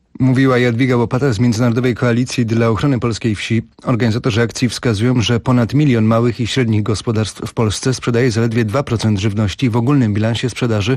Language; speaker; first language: Polish; native; Polish